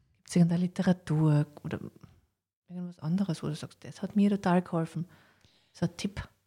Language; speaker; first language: German; native; German